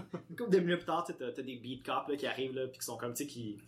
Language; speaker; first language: French; native; French